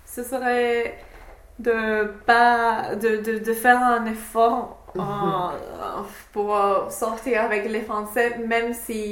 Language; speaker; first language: French; non-native, fluent; English